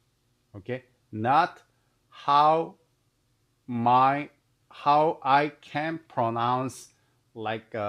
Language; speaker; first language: English; non-native, learner; Korean